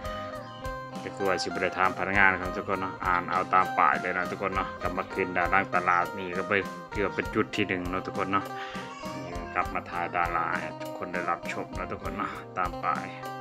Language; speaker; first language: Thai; non-native, local second language; Lao